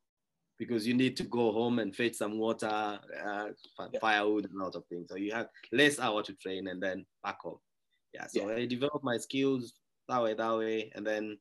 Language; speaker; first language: English; non-native, local second language; Kikuyu